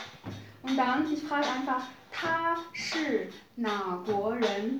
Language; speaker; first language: German; non-native, fluent; Chinese